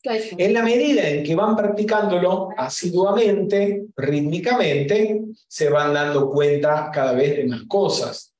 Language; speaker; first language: Spanish; native; Spanish